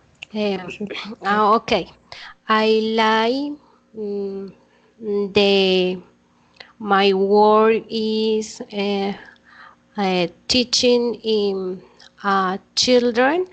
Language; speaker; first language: English; non-native, learner; Spanish